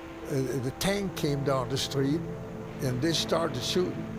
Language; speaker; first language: English; non-native, fluent; German